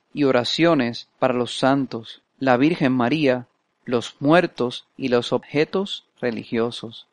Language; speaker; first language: Spanish; non-native, fluent; English